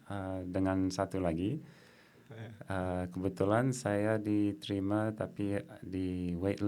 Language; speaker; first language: Indonesian; non-native, fluent; English